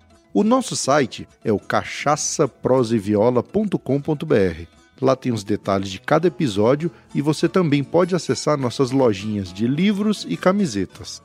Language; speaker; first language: Portuguese; native; Portuguese